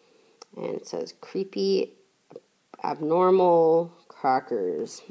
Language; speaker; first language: English; native; English